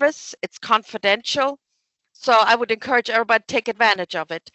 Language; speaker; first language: English; non-native, fluent; German